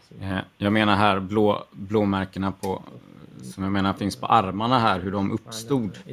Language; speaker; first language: Swedish; native; Swedish